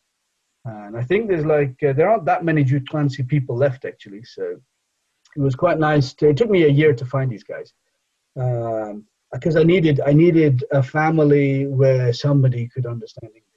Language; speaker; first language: English; non-native, local second language; Bangla